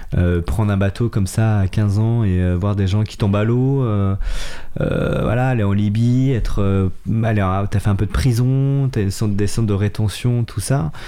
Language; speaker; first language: French; native; French